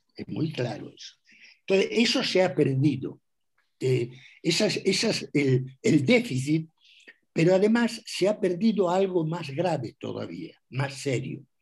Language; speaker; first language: Spanish; non-native, local second language; Galician